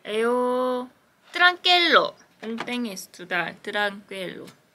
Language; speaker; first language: Portuguese; non-native, learner; Korean